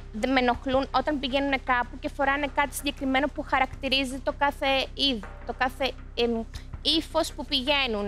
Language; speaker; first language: Greek; native; Greek